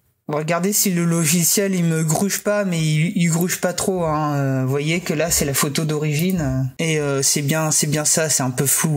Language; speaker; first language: French; native; French